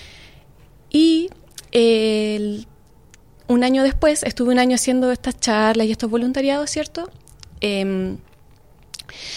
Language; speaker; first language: Spanish; native; Spanish